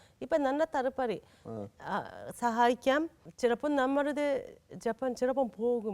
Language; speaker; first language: Malayalam; non-native, learner; Japanese